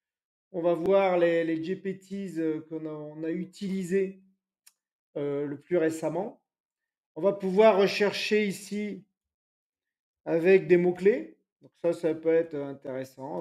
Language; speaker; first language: French; native; French